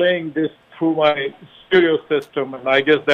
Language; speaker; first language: English; non-native, local second language; Kashmiri